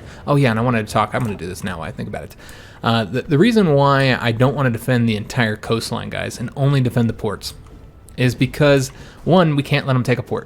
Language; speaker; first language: English; native; English